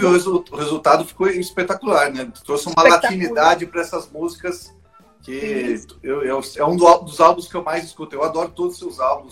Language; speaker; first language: Portuguese; native; Portuguese